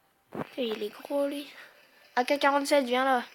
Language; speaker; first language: French; native; French